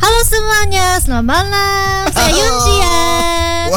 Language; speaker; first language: Indonesian; non-native, learner; Korean